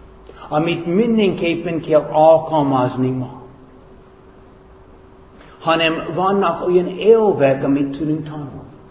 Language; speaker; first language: Hungarian; non-native, fluent; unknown